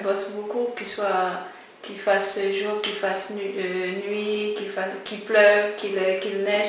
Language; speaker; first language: French; non-native, local second language; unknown